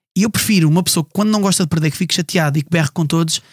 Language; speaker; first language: Portuguese; native; Portuguese